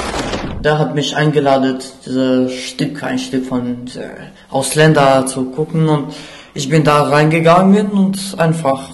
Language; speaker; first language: German; non-native, learner; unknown